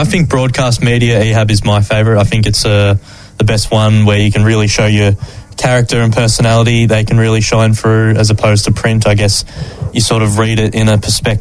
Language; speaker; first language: English; native; English